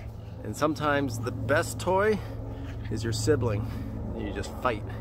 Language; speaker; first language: English; native; English